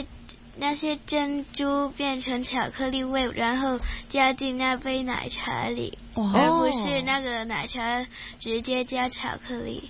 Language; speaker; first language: Chinese; non-native, local second language; Cantonese